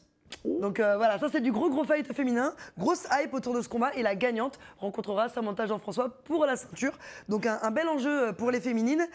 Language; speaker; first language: French; native; French